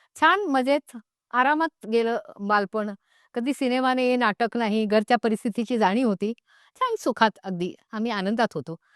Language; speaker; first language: Marathi; non-native, local second language; Konkani